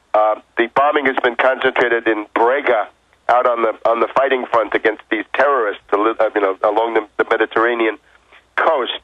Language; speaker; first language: English; native; English